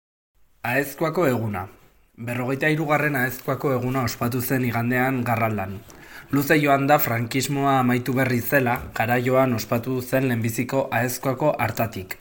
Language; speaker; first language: Basque; native; Basque